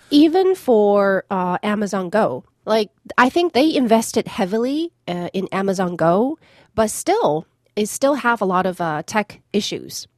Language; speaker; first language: English; non-native, fluent; Chinese